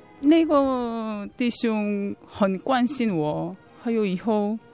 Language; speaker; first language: Chinese; non-native, fluent; Korean